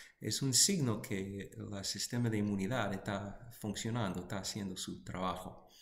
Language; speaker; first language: Spanish; non-native, fluent; English